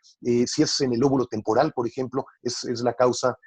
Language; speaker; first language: Spanish; native; Spanish